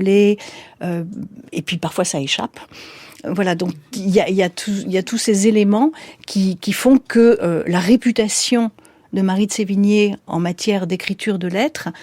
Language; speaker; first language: French; native; French